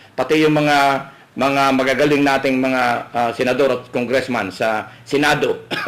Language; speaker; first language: Filipino; native; Filipino